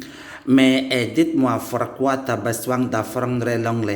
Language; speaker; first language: French; non-native, learner; Indonesian